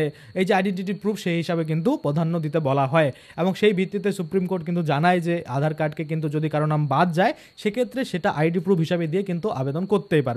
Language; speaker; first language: Bangla; native; Bangla